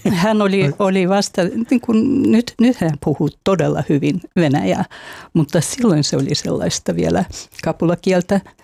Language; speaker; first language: Finnish; non-native, fluent; Russian